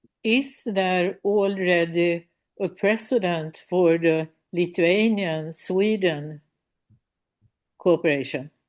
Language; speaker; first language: English; non-native, fluent; Swedish